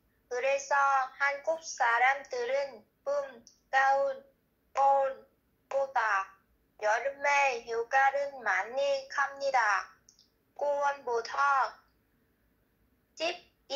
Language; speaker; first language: Korean; non-native, learner; Vietnamese